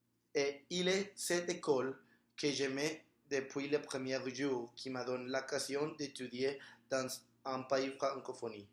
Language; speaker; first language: French; non-native, learner; Spanish